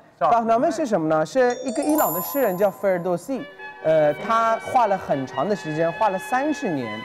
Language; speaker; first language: Chinese; non-native, fluent; Persian